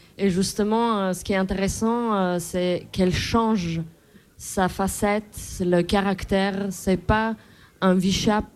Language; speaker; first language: French; non-native, fluent; Armenian